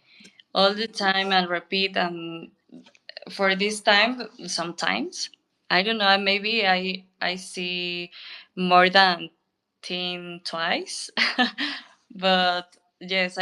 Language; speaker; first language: English; non-native, learner; Spanish